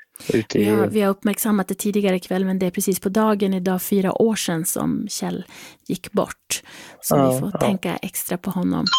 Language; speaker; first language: Swedish; native; Swedish